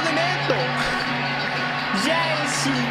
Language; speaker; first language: Portuguese; non-native, learner; English